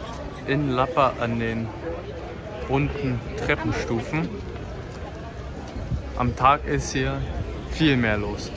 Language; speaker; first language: German; native; German